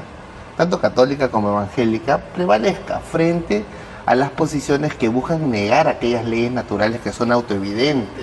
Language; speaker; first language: Spanish; native; Spanish